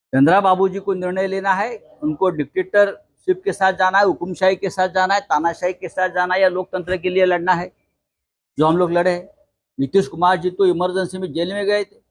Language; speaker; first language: Hindi; non-native, local second language; Marathi